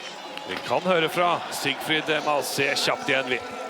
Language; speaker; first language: Norwegian; native; Norwegian